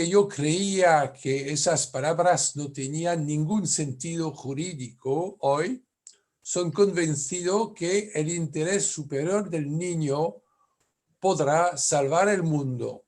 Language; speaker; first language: Spanish; non-native, fluent; French